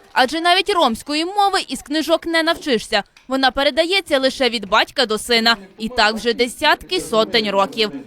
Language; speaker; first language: Ukrainian; native; Ukrainian